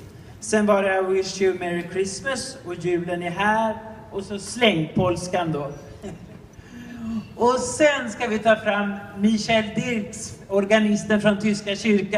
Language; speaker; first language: Swedish; native; Swedish